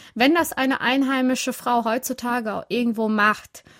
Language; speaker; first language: German; early bilingual, other home language; Albanian